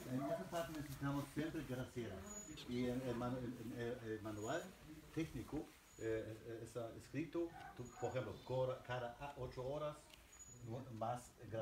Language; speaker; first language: Spanish; non-native, learner; German